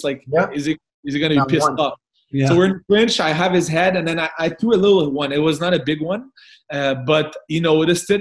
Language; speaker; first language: English; non-native, fluent; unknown